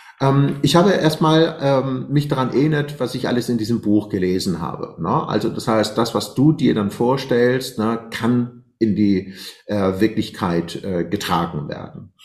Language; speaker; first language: German; non-native, fluent; Persian